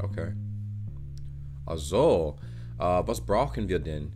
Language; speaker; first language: German; non-native, learner; English